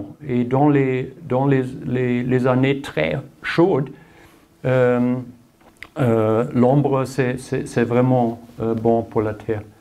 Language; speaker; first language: French; non-native, learner; German